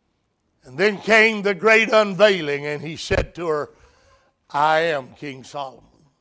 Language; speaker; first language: English; native; English